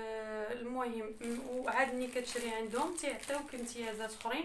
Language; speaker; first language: Arabic; native; Arabic